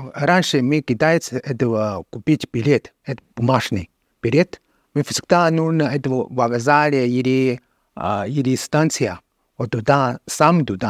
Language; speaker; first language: Russian; non-native, learner; Chinese